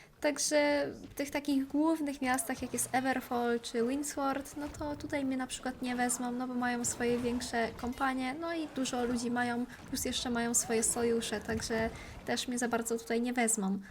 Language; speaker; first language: Polish; native; Polish